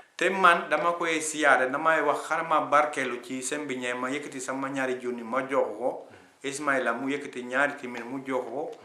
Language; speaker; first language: Wolof; non-native, fluent; Italian